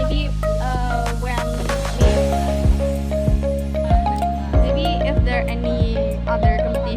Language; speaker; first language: English; non-native, learner; Indonesian